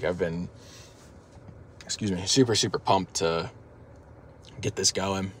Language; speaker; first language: English; native; English